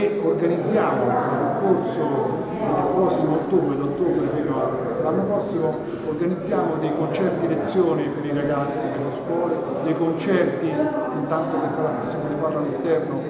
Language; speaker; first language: Italian; native; Italian